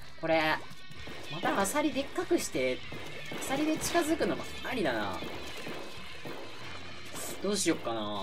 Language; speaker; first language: Japanese; native; Japanese